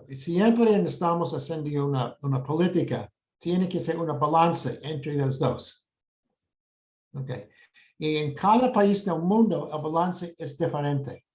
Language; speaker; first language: Spanish; non-native, fluent; English